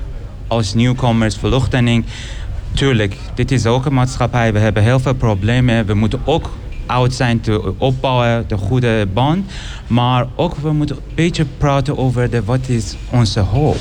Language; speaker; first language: Dutch; non-native, learner; Persian